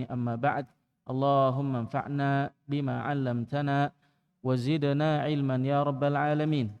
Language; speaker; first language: Arabic; non-native, fluent; Indonesian